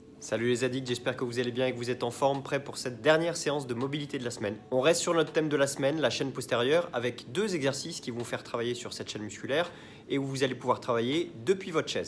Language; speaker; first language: French; native; French